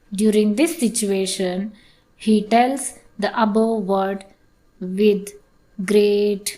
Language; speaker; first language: English; non-native, local second language; Kannada